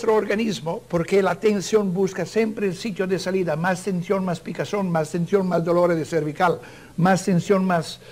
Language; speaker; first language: Spanish; non-native, learner; Italian